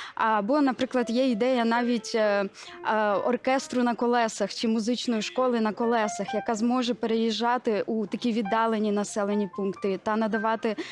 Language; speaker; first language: Ukrainian; native; Ukrainian